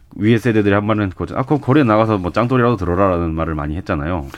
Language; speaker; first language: Korean; native; Korean